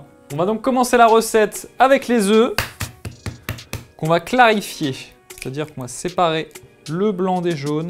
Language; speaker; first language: French; native; French